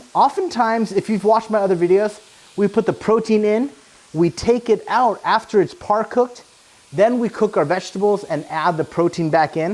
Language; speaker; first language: English; native; English